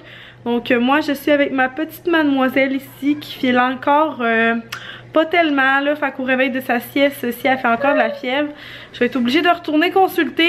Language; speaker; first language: French; native; French